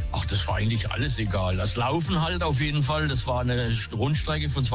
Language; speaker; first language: German; native; German